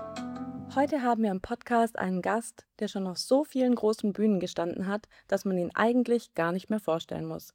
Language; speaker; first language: German; native; German